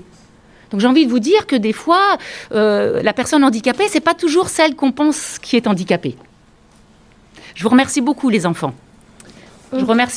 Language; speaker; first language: French; native; French